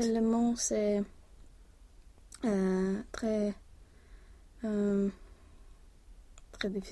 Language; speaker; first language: French; non-native, learner; Swedish